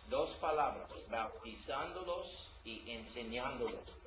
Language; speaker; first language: Spanish; non-native, learner; English